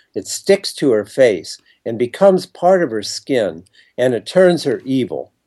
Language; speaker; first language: English; native; English